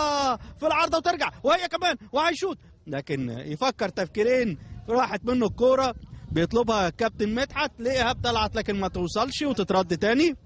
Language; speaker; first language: Arabic; native; Arabic